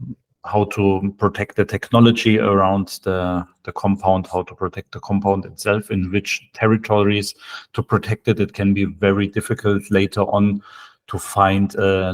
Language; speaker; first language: English; non-native, fluent; German